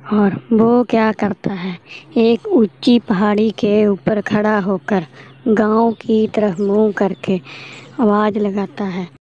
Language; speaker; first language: Hindi; native; Hindi